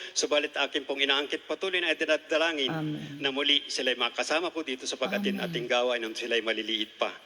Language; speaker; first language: Filipino; native; Filipino